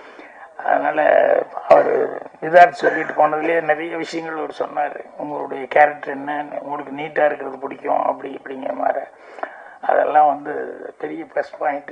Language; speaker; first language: Tamil; native; Tamil